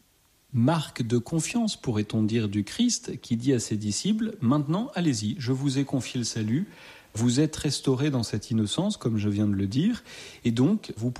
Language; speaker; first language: French; native; French